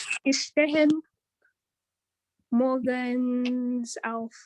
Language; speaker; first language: German; non-native, learner; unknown